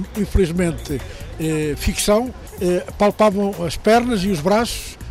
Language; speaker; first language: Portuguese; native; Portuguese